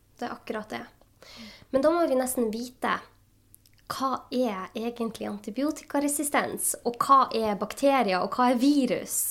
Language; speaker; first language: Norwegian; native; Norwegian